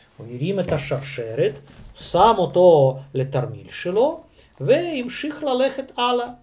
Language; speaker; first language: Hebrew; non-native, fluent; Russian